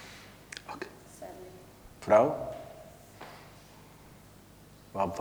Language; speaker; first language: Dutch; non-native, learner; Arabic